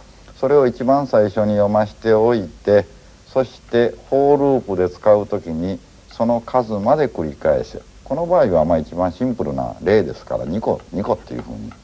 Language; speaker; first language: Japanese; native; Japanese